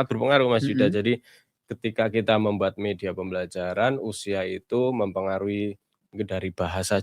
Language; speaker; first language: Indonesian; native; Indonesian